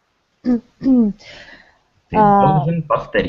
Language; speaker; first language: Russian; native; Russian